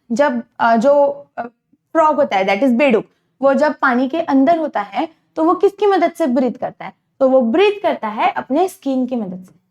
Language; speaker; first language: Hindi; non-native, local second language; Marathi